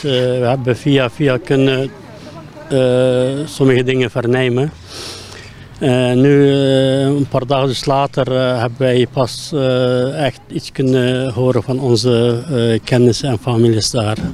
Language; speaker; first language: Dutch; non-native, fluent; Turkish